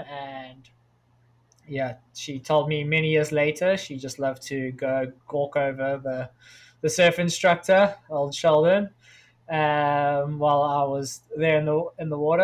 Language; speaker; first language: English; native; English